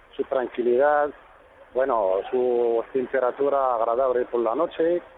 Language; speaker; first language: Spanish; non-native, fluent; Arabic